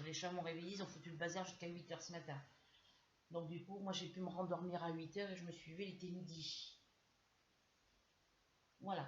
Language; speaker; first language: French; native; French